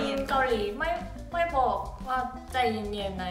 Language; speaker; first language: Thai; non-native, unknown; Korean